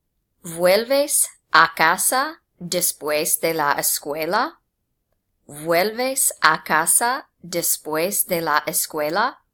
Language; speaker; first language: Spanish; non-native, fluent; English